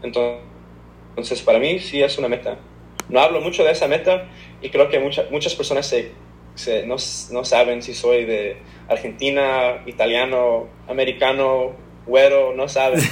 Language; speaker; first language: Spanish; early bilingual, heritage; Spanish